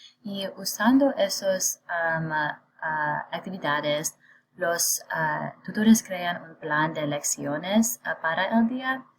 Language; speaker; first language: Spanish; non-native, learner; English